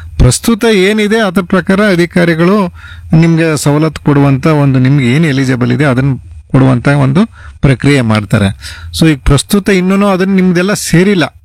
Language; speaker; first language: Kannada; native; Kannada